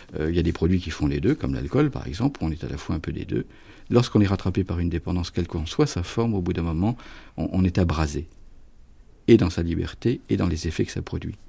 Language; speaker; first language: French; native; French